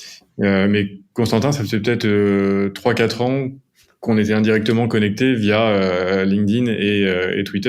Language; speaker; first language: French; native; French